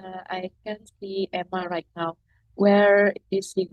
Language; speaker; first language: English; non-native, learner; Indonesian